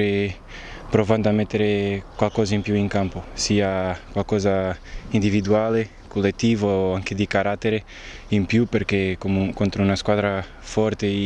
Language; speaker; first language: Italian; non-native, fluent; Portuguese